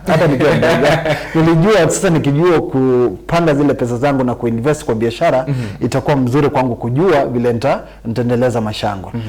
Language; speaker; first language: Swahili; non-native, local second language; Gusii